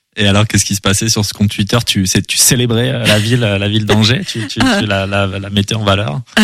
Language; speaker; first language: French; native; French